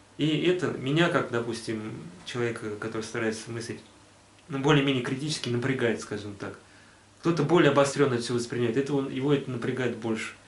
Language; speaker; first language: Russian; native; Russian